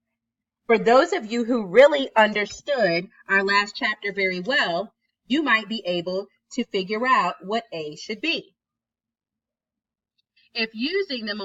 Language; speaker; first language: English; native; English